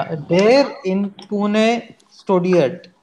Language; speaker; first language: German; non-native, learner; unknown